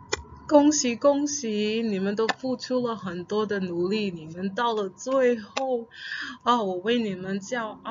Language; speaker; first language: Chinese; non-native, fluent; English